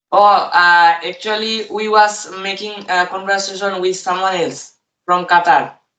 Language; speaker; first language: English; non-native, learner; Bangla